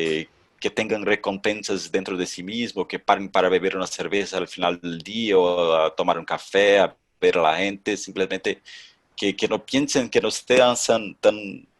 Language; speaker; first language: Spanish; non-native, fluent; Portuguese